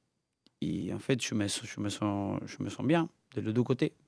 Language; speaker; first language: French; non-native, learner; Spanish